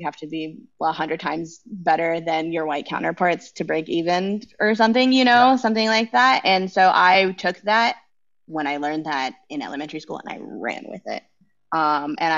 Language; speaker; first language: English; native; English